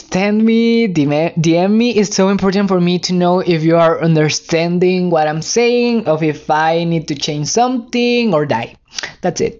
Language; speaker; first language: English; non-native, fluent; Spanish